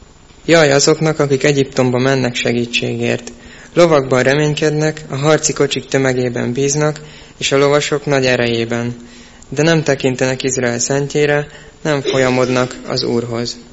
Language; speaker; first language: Hungarian; native; Hungarian